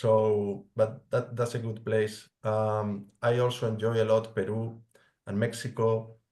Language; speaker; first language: English; non-native, fluent; Spanish